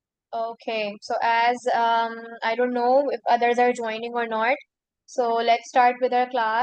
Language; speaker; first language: English; non-native, local second language; Urdu